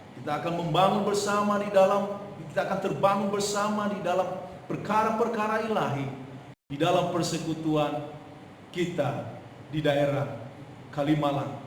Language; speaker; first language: Indonesian; non-native, local second language; Nias